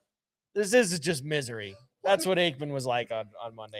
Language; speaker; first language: English; native; English